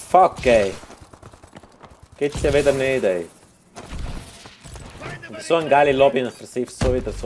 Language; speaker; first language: German; native; German